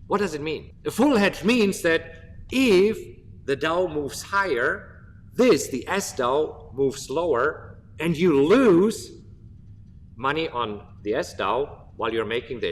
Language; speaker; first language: English; non-native, fluent; German